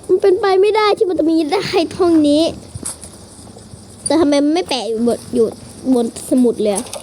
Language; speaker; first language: Thai; native; Thai